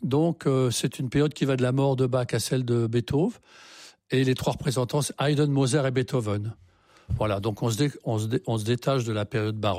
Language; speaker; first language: French; native; French